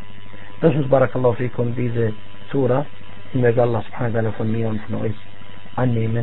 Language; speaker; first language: German; non-native, fluent; Arabic